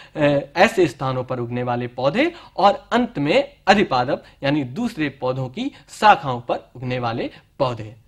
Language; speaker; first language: Hindi; native; Hindi